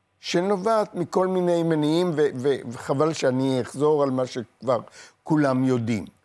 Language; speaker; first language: Hebrew; native; Hebrew